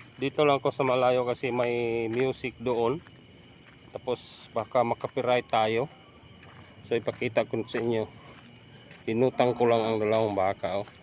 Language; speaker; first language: Filipino; non-native, local second language; Cebuano